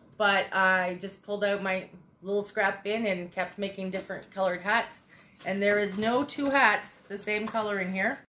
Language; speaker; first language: English; native; English